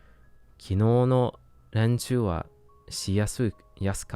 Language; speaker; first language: Japanese; non-native, learner; English